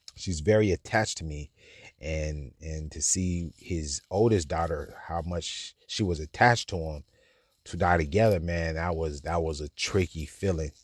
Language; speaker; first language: English; native; English